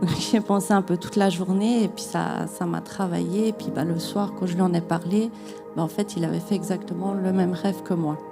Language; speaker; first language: French; native; French